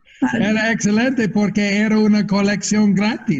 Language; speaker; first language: Spanish; non-native, fluent; English